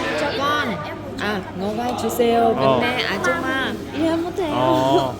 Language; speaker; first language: Korean; non-native, learner; Vietnamese